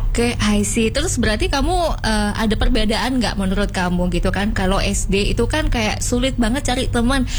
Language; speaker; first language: Indonesian; native; Indonesian